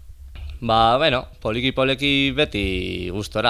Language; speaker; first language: Basque; non-native, local second language; Spanish